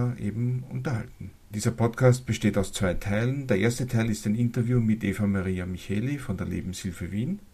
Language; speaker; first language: German; native; German